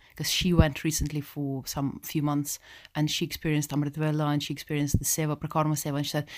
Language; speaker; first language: English; non-native, fluent; Russian